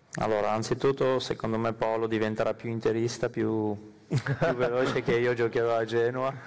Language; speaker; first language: Italian; non-native, fluent; Armenian